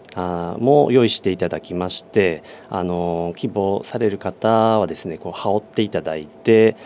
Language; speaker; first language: Japanese; native; Japanese